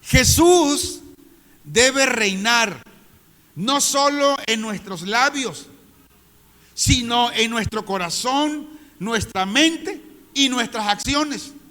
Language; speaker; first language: Spanish; native; Spanish